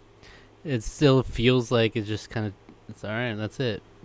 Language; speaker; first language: English; native; English